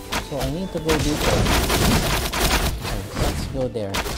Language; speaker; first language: English; non-native, local second language; Filipino